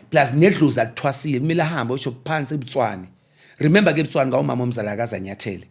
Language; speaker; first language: Zulu; non-native, local second language; Xhosa